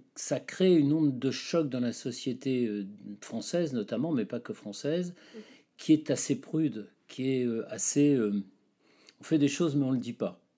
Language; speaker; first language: French; native; French